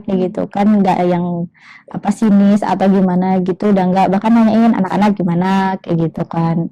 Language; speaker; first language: Indonesian; native; Indonesian